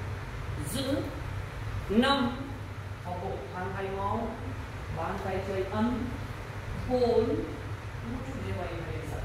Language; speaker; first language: Vietnamese; non-native, learner; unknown